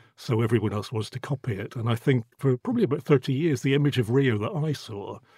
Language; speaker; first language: English; native; English